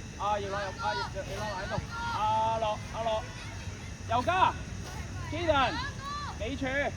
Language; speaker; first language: Cantonese; native; Cantonese